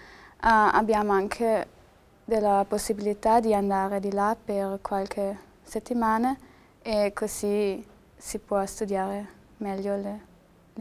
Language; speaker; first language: Italian; non-native, fluent; German